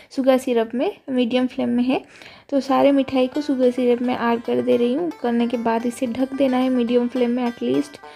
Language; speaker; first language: Hindi; non-native, local second language; Odia